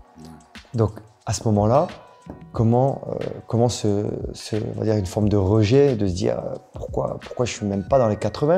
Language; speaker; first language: French; native; French